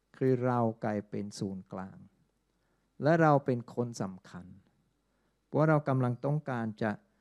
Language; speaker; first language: Thai; non-native, fluent; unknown